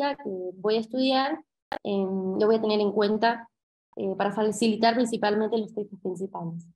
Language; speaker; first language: Spanish; native; Spanish